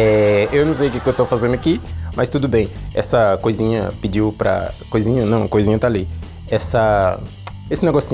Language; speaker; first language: Portuguese; native; Portuguese